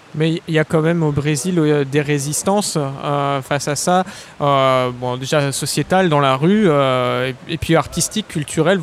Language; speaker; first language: French; native; French